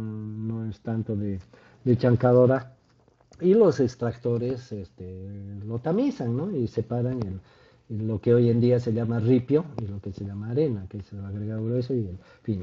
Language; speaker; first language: Spanish; native; Spanish